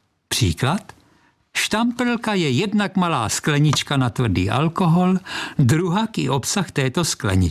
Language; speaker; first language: Czech; native; Czech